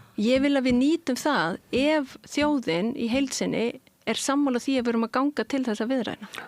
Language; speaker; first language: Icelandic; early bilingual, heritage; Icelandic